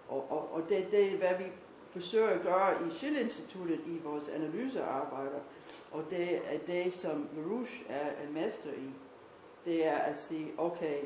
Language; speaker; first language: Danish; non-native, fluent; English